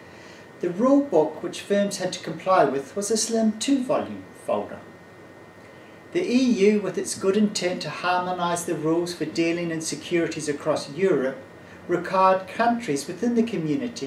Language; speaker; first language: English; native; English